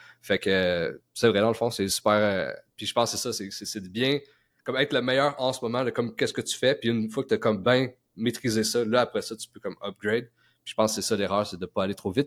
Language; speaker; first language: French; native; French